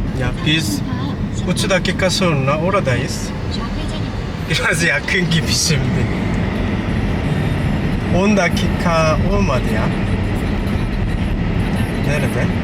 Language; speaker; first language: Turkish; non-native, learner; Korean